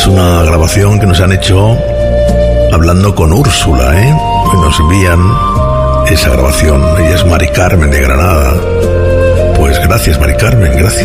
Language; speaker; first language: Spanish; native; Spanish